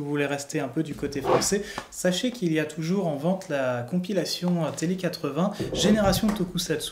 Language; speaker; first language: French; native; French